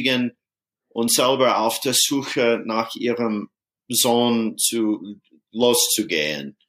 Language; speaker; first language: German; non-native, fluent; English